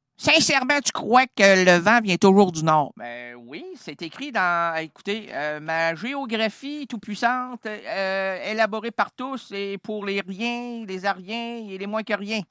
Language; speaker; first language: French; native; French